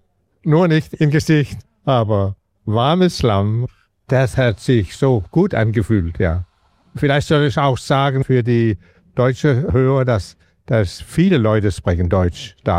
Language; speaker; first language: German; non-native, fluent; Danish